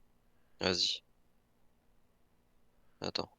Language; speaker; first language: French; native; French